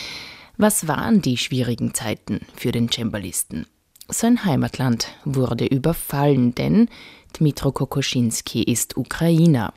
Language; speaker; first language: German; native; German